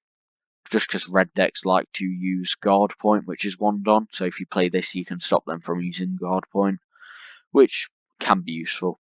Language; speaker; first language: English; native; English